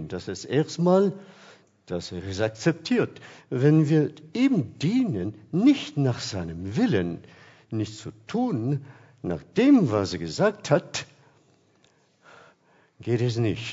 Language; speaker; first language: German; non-native, fluent; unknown